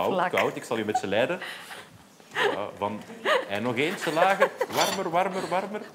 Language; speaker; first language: Dutch; native; Dutch